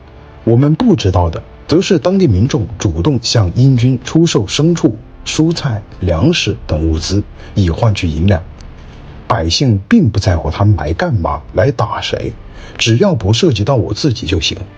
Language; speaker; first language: Chinese; native; Chinese